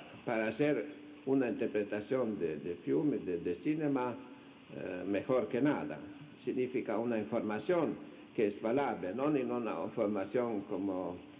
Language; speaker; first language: Spanish; non-native, fluent; Slovenian